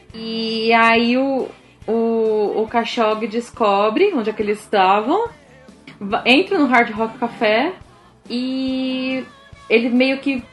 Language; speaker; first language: Portuguese; native; Portuguese